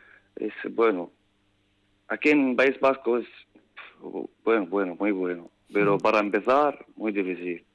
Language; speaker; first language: Spanish; non-native, learner; Arabic